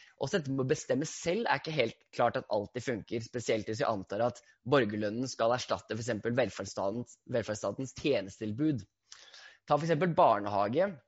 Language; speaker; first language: Norwegian; native; Norwegian